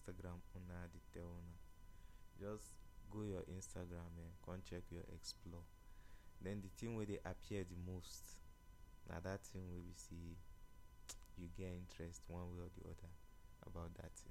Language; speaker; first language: English; non-native, local second language; Igbo